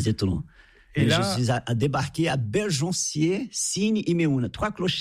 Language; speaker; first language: French; non-native, fluent; Portuguese